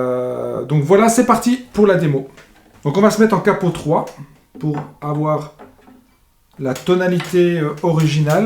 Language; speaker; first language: French; native; French